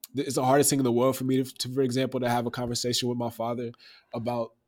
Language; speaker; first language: English; native; English